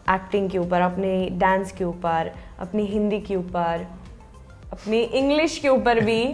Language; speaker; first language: Hindi; non-native, fluent; Swedish